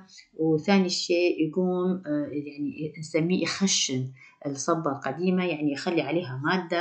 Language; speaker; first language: Arabic; native; Arabic